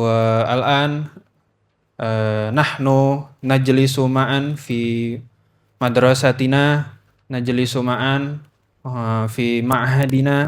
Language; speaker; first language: Arabic; non-native, learner; Indonesian